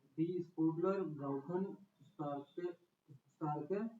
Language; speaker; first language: German; non-native, learner; Hindi